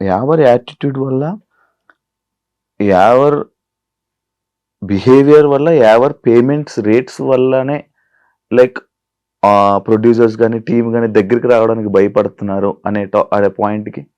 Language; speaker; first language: Telugu; native; Telugu